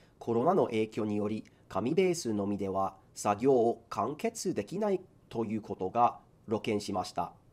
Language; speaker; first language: Japanese; non-native, fluent; English